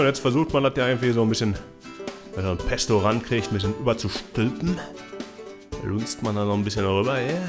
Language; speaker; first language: German; native; German